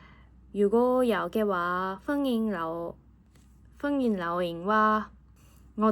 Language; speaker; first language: Cantonese; non-native, fluent; Japanese